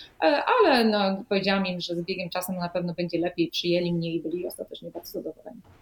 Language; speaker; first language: Polish; native; Polish